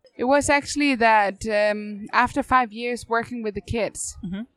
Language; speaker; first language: English; non-native, fluent; Danish